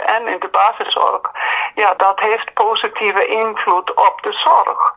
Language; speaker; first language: Dutch; non-native, fluent; Icelandic